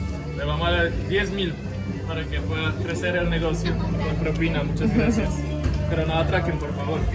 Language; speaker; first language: Spanish; non-native, fluent; Polish